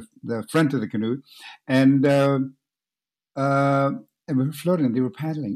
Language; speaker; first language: English; non-native, fluent; Cree